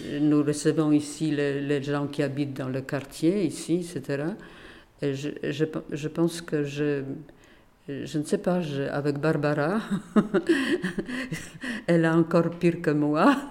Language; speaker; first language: French; non-native, fluent; Polish